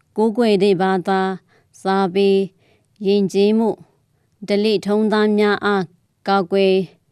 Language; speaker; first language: Burmese; non-native, local second language; Tedim Chin